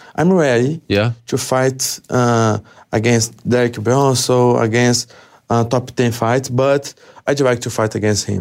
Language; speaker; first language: English; non-native, learner; Portuguese